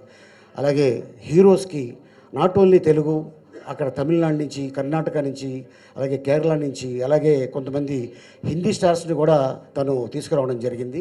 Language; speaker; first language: Telugu; native; Telugu